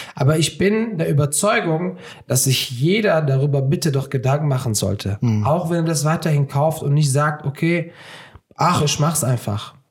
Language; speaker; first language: German; early bilingual, other home language; Turkish